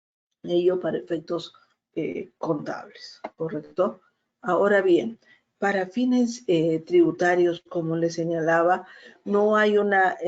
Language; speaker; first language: Spanish; native; Spanish